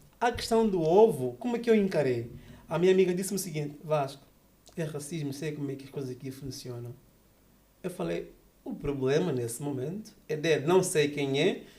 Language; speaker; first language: Portuguese; native; Portuguese